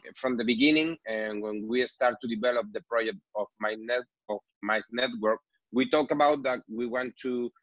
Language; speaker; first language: English; non-native, learner; Spanish